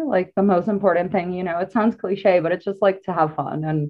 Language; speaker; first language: English; non-native, fluent; Portuguese